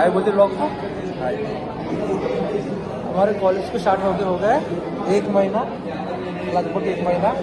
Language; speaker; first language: Hindi; non-native, local second language; Telugu